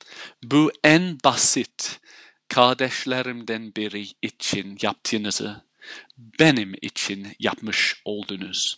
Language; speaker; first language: Turkish; non-native, fluent; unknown